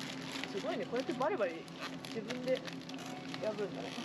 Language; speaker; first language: Japanese; native; Japanese